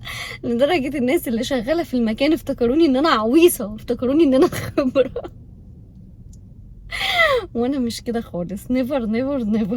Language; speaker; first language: Arabic; native; Arabic